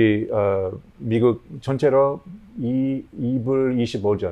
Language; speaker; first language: Korean; non-native, learner; English